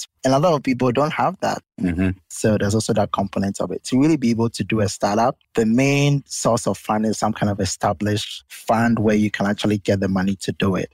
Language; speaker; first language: English; non-native, local second language; Akan